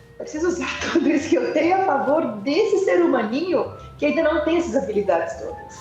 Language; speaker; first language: Portuguese; early bilingual, heritage; German